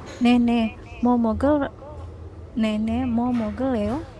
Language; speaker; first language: Korean; non-native, learner; Indonesian